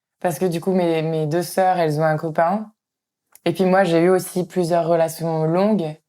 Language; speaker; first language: French; native; French